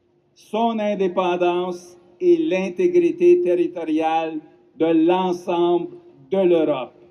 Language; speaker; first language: French; non-native, local second language; Ukrainian